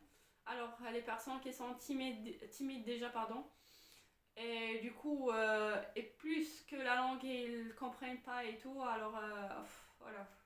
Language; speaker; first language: French; non-native, fluent; Arabic